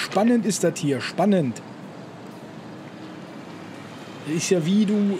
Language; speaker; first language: German; native; German